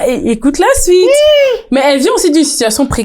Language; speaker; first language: French; native; French